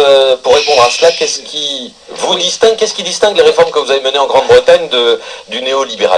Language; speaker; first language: French; native; French